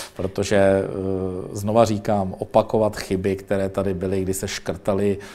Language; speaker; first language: Czech; native; Czech